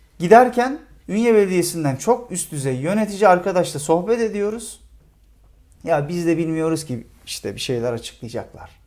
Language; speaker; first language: Turkish; native; Turkish